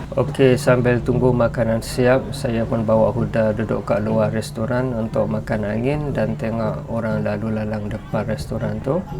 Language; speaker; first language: Malay; non-native, fluent; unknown